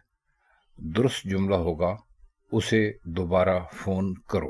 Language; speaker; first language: Urdu; native; Urdu